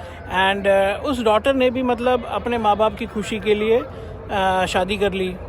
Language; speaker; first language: Hindi; non-native, local second language; Malayalam